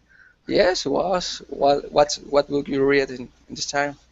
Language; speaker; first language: English; non-native, learner; Spanish